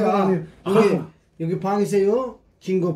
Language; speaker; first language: Korean; non-native, learner; Turkish